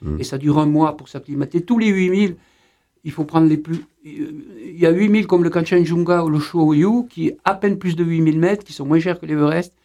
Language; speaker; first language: French; native; French